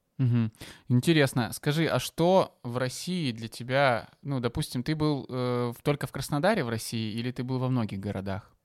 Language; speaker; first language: Russian; native; Russian